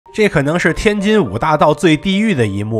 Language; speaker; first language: Chinese; native; Chinese